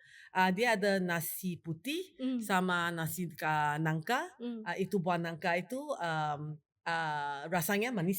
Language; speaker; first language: Indonesian; non-native, fluent; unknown